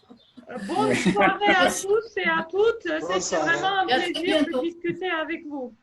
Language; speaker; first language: French; non-native, fluent; Armenian